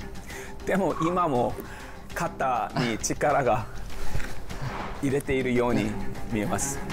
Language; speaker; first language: Japanese; non-native, fluent; Korean